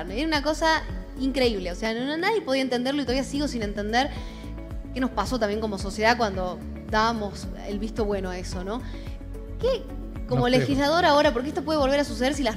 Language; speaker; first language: Spanish; native; Spanish